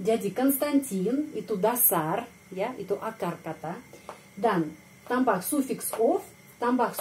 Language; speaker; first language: Indonesian; non-native, fluent; Russian